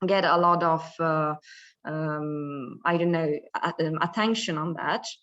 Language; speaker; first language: English; non-native, fluent; Italian